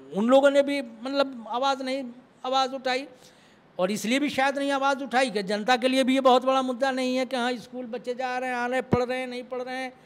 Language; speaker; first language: Hindi; native; Hindi